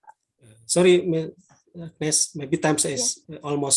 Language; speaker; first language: English; non-native, learner; Indonesian